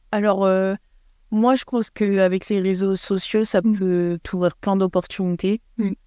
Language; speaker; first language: French; native; French